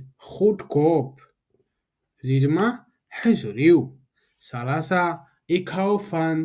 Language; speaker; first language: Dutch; non-native, fluent; Tigrinya